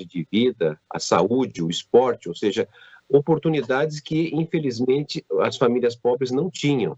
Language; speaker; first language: Portuguese; native; Portuguese